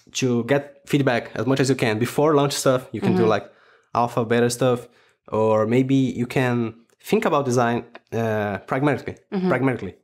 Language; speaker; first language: English; non-native, fluent; Portuguese